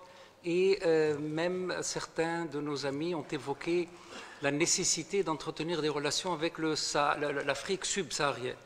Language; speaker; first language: French; non-native, local second language; Arabic